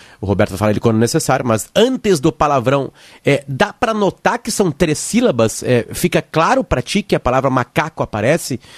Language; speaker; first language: Portuguese; native; Portuguese